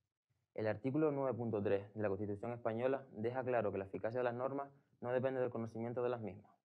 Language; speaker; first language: Spanish; native; Spanish